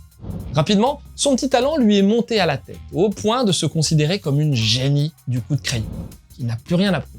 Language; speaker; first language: French; native; French